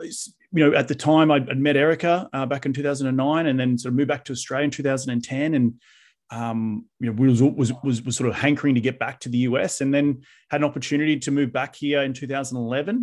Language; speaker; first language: English; native; English